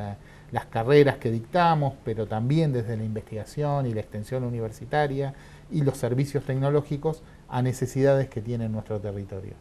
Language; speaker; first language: Spanish; native; Spanish